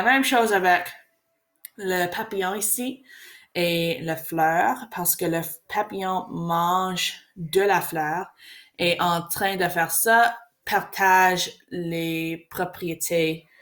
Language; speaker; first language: French; non-native, learner; English